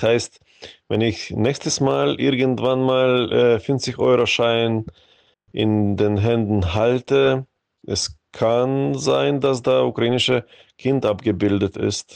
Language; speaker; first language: German; non-native, fluent; Ukrainian